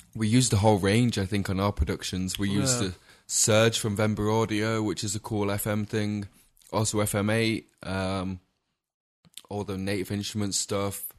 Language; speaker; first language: English; native; English